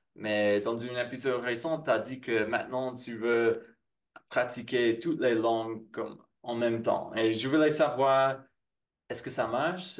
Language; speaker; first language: French; non-native, fluent; English